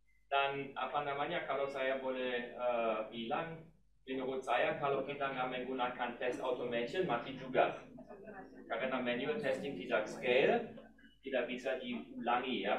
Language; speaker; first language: Indonesian; non-native, fluent; German